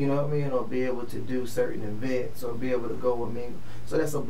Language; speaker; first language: English; native; English